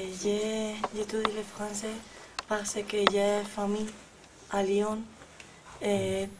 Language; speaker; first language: French; non-native, learner; Spanish